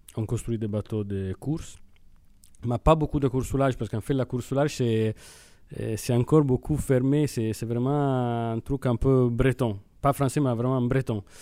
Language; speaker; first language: French; non-native, fluent; Italian